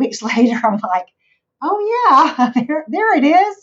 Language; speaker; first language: English; native; English